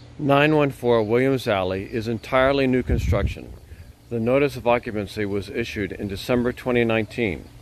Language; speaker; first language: English; native; English